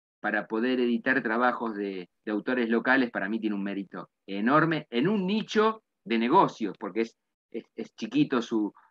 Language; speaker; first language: Spanish; native; Spanish